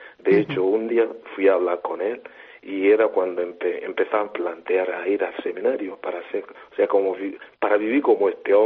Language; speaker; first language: Spanish; non-native, fluent; Igbo